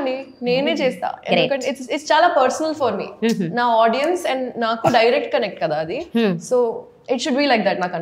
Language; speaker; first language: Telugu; non-native, local second language; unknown